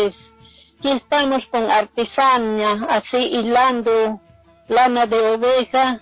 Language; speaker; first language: Spanish; non-native, local second language; Quechua